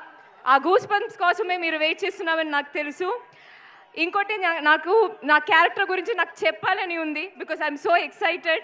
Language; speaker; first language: Telugu; non-native, local second language; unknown